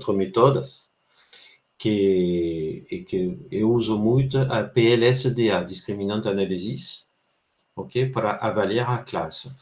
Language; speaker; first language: Portuguese; non-native, fluent; French